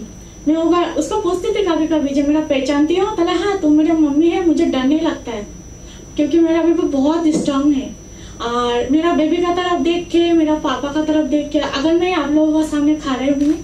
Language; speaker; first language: Hindi; non-native, local second language; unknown